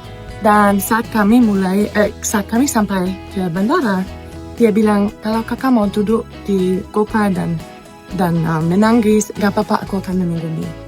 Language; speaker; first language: Indonesian; non-native, fluent; German